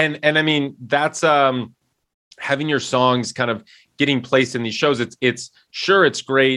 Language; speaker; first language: English; native; English